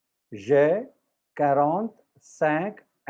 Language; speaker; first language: French; non-native, learner; Hindi